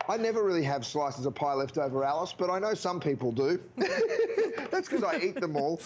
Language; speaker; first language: English; native; English